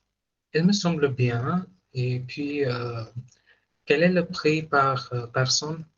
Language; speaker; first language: French; non-native, fluent; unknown